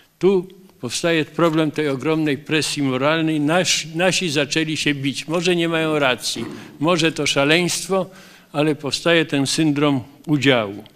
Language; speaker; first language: Polish; native; Polish